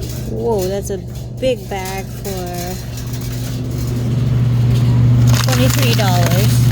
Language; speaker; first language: English; non-native, fluent; Thai